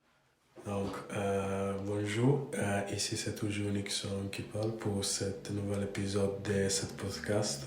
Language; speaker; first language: French; non-native, fluent; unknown